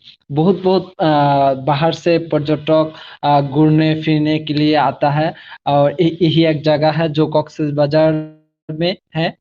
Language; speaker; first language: Hindi; non-native, learner; Bangla